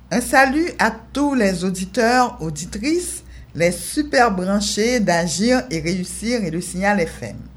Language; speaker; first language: French; non-native, local second language; Haitian Creole